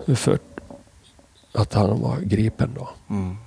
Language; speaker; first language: Swedish; native; Swedish